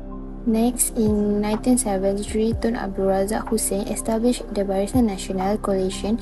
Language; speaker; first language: English; non-native, local second language; Malay